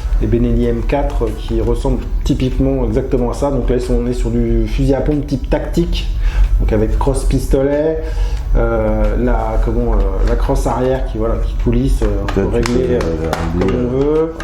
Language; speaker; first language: French; native; French